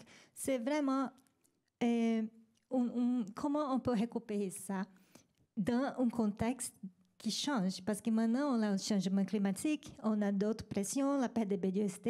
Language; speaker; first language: French; non-native, fluent; Spanish